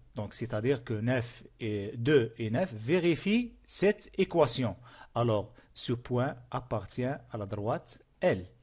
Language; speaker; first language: French; non-native, local second language; Arabic